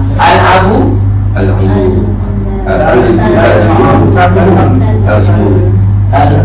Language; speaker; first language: Arabic; non-native, fluent; Malay